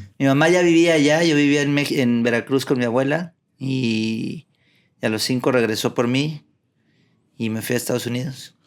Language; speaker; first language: Spanish; early bilingual, heritage; Spanish